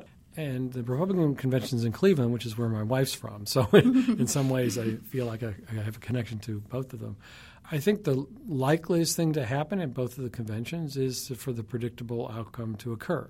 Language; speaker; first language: English; native; English